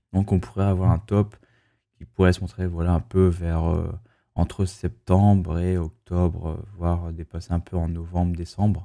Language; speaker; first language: French; native; French